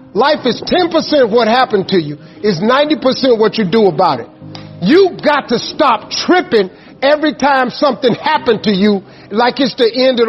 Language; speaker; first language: English; native; English